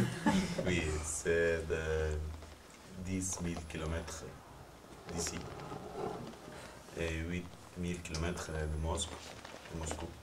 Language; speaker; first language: French; non-native, fluent; Spanish